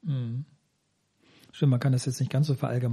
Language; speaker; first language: German; native; German